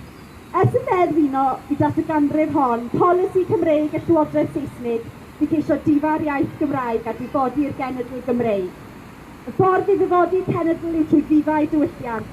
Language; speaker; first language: Welsh; native; Welsh